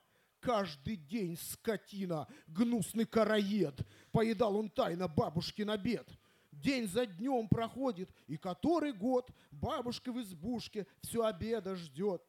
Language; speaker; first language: Russian; native; Russian